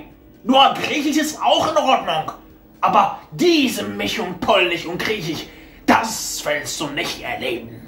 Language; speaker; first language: German; non-native, fluent; Arabic